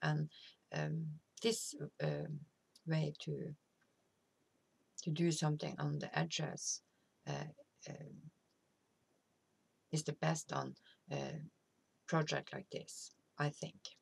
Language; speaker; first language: English; non-native, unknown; Norwegian